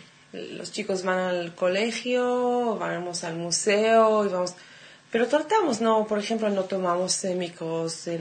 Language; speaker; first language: Spanish; non-native, fluent; Hebrew